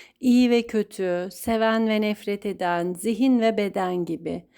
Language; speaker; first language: Turkish; native; Turkish